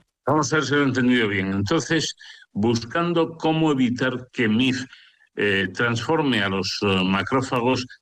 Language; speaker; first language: Spanish; native; Spanish